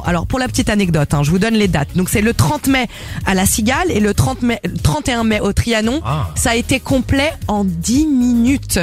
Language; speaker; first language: French; native; French